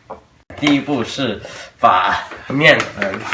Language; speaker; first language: Chinese; non-native, learner; English